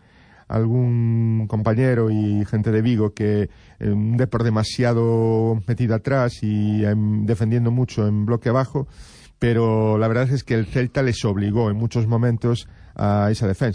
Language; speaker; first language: Spanish; native; Spanish